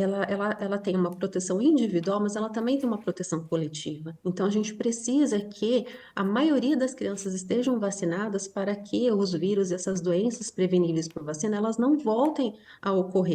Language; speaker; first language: Portuguese; native; Portuguese